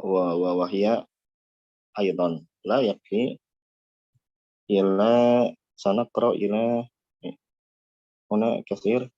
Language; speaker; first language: Arabic; non-native, fluent; Indonesian